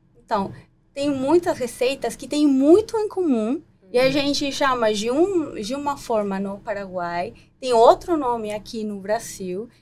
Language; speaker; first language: Portuguese; non-native, fluent; Spanish